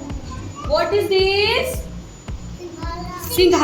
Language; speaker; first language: English; non-native, local second language; Hindi